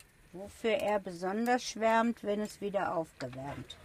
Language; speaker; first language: German; native; German